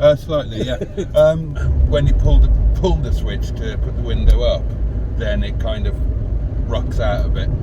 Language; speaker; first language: English; native; English